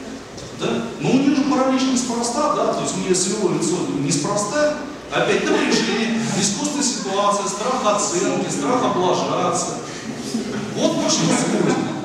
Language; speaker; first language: Russian; native; Russian